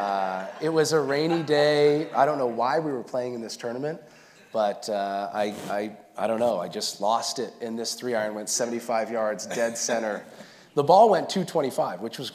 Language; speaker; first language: English; native; English